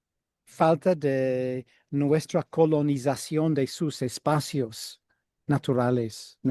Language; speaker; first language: Spanish; non-native, fluent; English